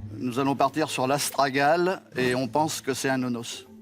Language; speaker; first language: French; native; French